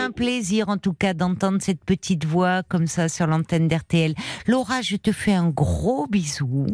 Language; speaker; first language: French; native; French